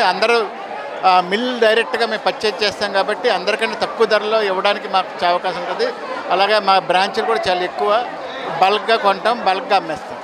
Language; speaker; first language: Telugu; native; Telugu